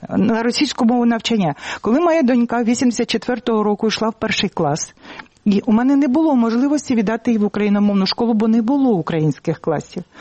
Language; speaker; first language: Ukrainian; native; Ukrainian